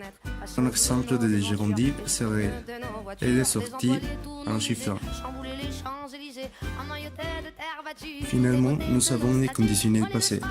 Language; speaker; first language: French; non-native, fluent; Spanish